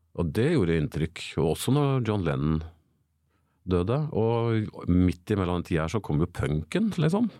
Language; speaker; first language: Norwegian; native; Norwegian